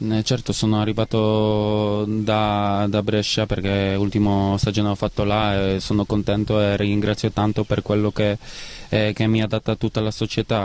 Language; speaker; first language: Italian; non-native, fluent; Polish